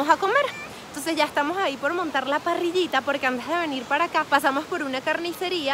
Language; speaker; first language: Spanish; native; Spanish